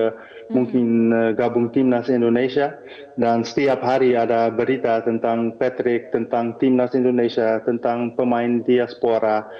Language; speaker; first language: Indonesian; early bilingual, heritage; Dutch